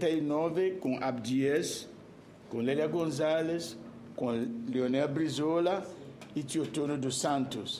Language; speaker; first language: Portuguese; non-native, fluent; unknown